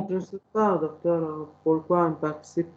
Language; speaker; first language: French; non-native, learner; Arabic